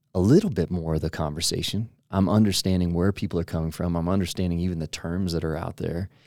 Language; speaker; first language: English; native; English